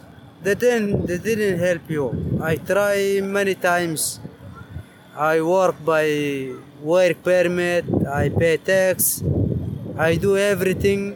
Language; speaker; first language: English; non-native, learner; Arabic